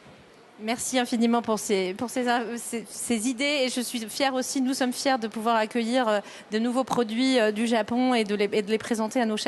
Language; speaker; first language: French; native; French